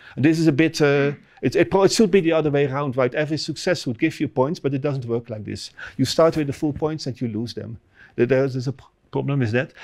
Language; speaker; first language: English; non-native, fluent; Dutch